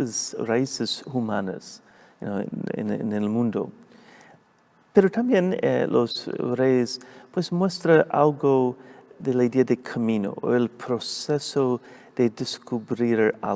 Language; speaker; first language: Spanish; non-native, fluent; English